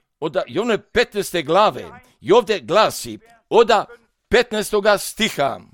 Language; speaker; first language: Croatian; non-native, fluent; German